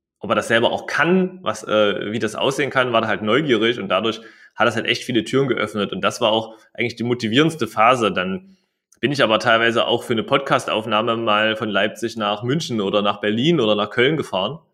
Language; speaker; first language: German; native; German